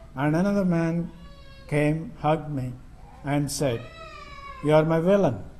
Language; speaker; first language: English; non-native, local second language; Telugu